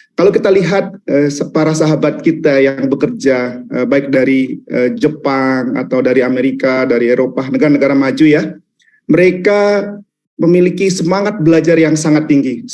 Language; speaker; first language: Indonesian; native; Indonesian